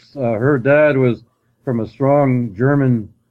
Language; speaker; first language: English; native; English